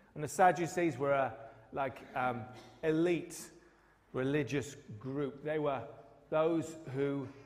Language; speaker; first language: English; native; English